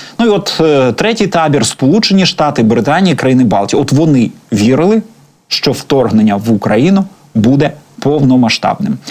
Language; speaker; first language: Ukrainian; native; Ukrainian